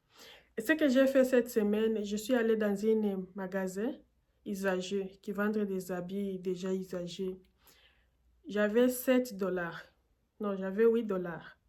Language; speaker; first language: French; non-native, fluent; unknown